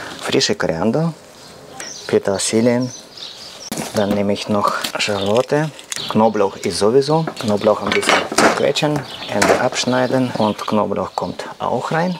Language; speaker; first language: German; non-native, learner; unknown